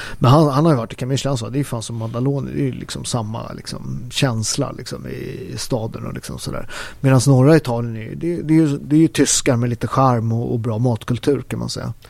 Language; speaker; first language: Swedish; early bilingual, other home language; Italian